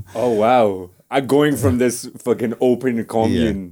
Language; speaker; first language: English; native; English